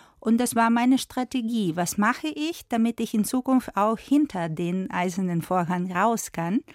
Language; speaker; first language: German; non-native, fluent; Russian